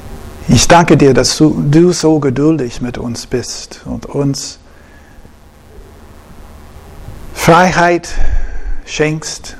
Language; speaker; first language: German; non-native, fluent; English